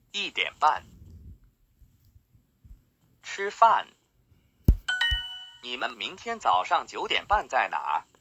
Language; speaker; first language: Chinese; non-native, learner; English